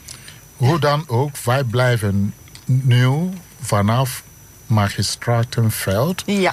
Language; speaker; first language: Dutch; non-native, fluent; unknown